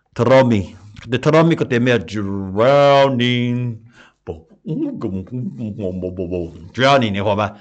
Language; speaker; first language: Māori; non-native, local second language; English